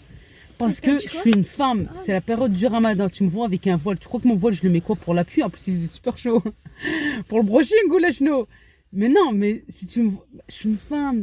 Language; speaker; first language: French; native; French